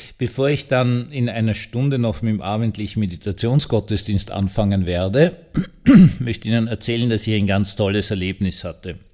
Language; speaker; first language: German; native; German